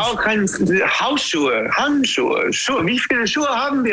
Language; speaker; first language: German; non-native, learner; English